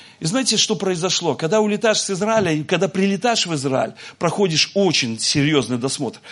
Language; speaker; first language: Russian; native; Russian